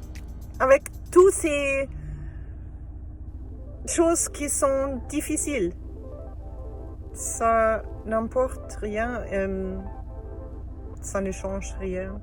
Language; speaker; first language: French; non-native, learner; German